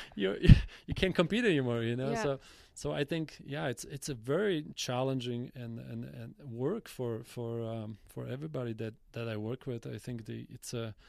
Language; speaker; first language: English; non-native, fluent; Polish